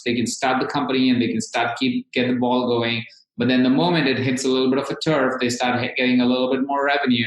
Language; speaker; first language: English; non-native, local second language; Hindi